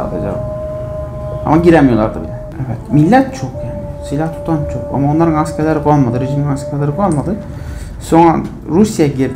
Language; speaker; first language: Turkish; non-native, learner; Arabic